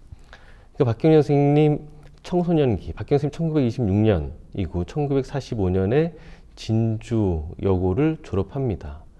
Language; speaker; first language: Korean; native; Korean